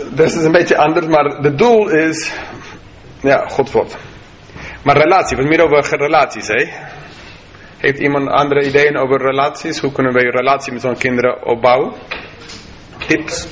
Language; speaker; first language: Dutch; non-native, fluent; English